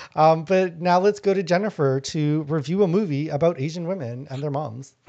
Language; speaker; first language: English; non-native, fluent; Lao